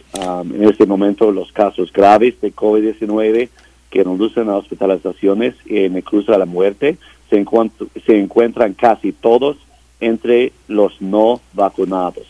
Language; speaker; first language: Spanish; non-native, learner; English